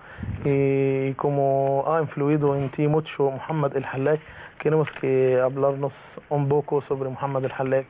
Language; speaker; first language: Spanish; non-native, fluent; Arabic